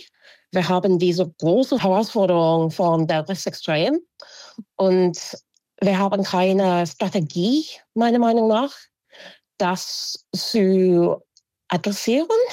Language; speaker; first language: German; non-native, fluent; English